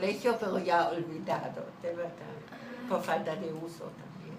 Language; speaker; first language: Spanish; non-native, fluent; German